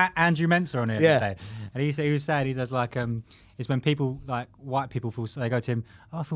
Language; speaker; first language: English; native; English